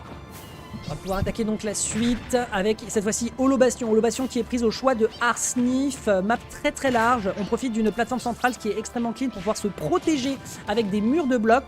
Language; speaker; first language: French; native; French